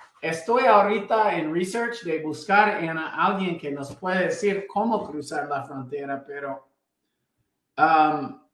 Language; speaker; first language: Spanish; non-native, fluent; English